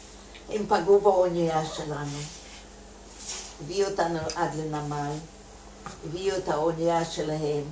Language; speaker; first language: Hebrew; non-native, fluent; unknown